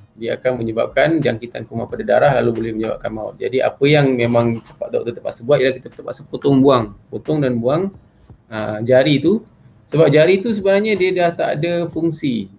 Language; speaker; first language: Malay; native; Malay